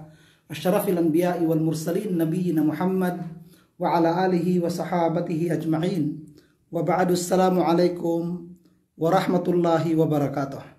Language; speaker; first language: Arabic; non-native, fluent; Filipino